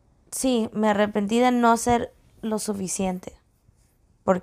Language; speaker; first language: Spanish; early bilingual, heritage; Spanish